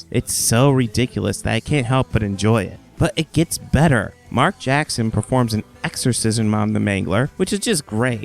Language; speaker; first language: English; native; English